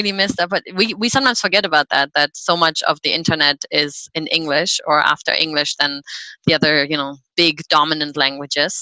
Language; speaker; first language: English; non-native, fluent; German